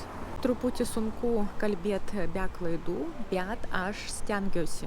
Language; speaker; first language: Lithuanian; non-native, learner; Russian